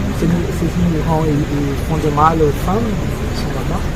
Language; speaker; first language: French; non-native, fluent; Portuguese